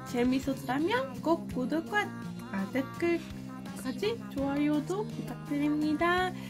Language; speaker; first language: Korean; non-native, fluent; Dutch